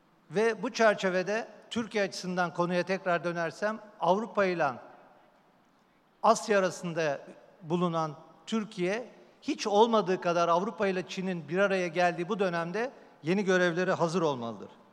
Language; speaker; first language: Turkish; native; Turkish